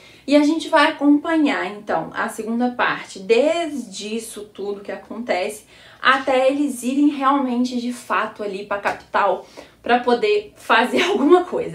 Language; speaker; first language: Portuguese; native; Portuguese